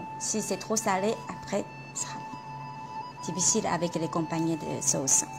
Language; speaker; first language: French; non-native, fluent; Chinese